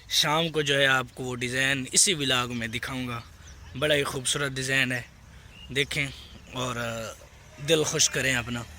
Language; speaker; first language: Urdu; non-native, local second language; Saraiki